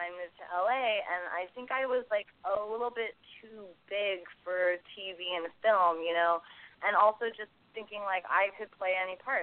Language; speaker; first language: English; native; English